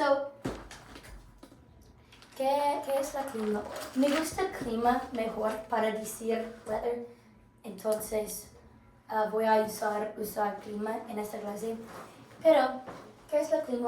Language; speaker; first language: Spanish; non-native, learner; English